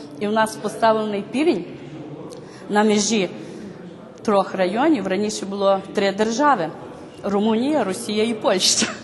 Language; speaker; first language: Ukrainian; native; Ukrainian